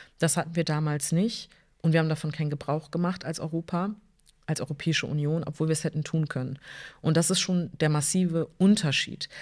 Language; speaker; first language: German; early bilingual, other home language; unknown